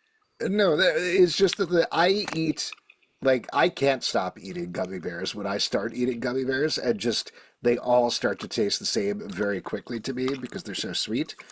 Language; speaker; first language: English; native; English